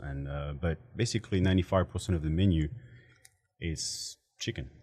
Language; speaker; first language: English; non-native, fluent; French